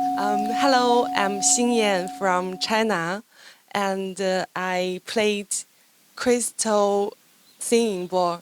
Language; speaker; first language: English; non-native, fluent; Chinese